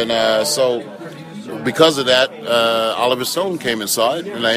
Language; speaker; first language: English; native; English